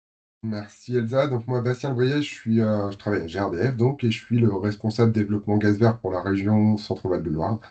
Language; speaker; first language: French; native; French